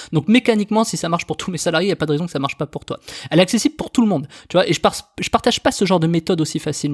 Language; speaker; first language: French; native; French